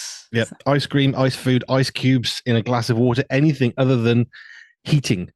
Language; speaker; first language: English; native; English